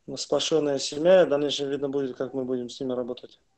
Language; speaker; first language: Russian; non-native, local second language; Kazakh